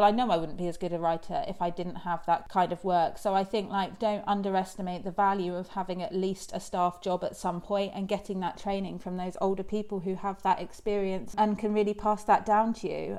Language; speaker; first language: English; native; English